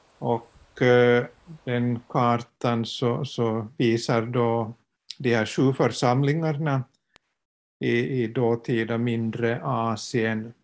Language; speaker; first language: Swedish; native; Swedish